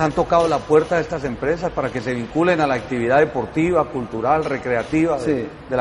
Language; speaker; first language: Spanish; native; Spanish